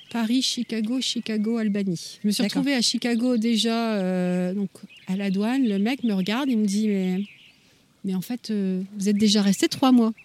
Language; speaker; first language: French; native; French